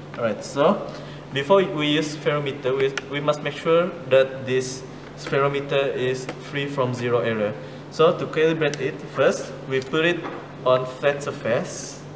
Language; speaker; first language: English; non-native, local second language; Malay